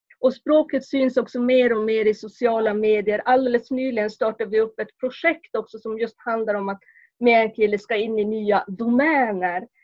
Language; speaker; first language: Swedish; native; Swedish